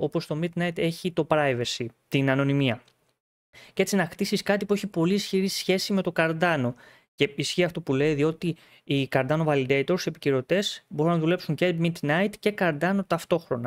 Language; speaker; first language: Greek; native; Greek